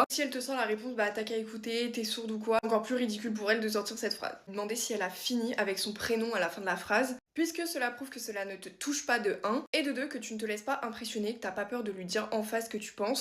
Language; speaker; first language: French; native; French